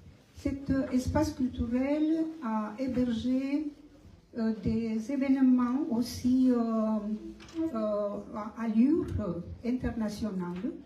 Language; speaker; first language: French; non-native, fluent; Romanian